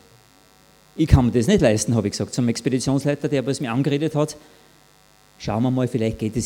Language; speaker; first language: German; native; German